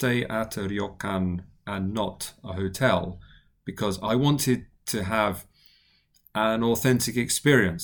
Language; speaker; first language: English; native; English